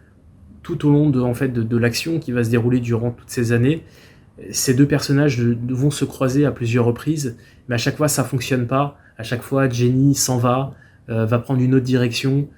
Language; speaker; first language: French; native; French